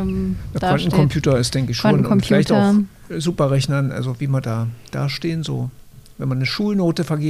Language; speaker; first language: German; native; German